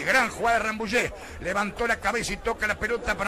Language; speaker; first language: Spanish; native; Spanish